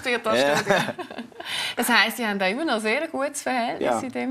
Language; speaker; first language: German; native; German